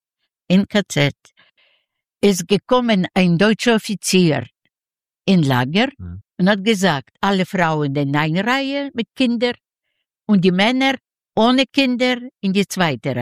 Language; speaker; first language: German; non-native, learner; Yiddish